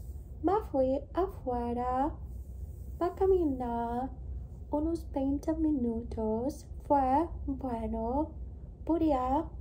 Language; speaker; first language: Spanish; non-native, learner; English